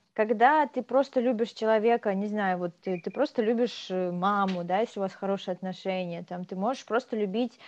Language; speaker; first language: Russian; native; Russian